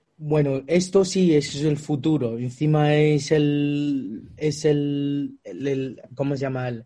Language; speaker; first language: Spanish; non-native, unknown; Chinese